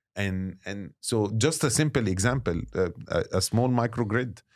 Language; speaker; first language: English; non-native, fluent; Arabic